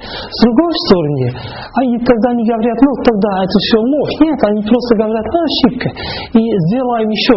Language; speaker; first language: Russian; non-native, fluent; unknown